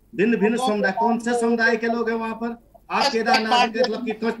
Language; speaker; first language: Hindi; native; Hindi